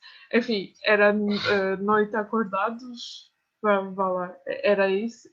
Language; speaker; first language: Portuguese; non-native, fluent; French